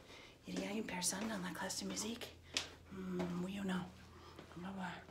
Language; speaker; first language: French; non-native, fluent; English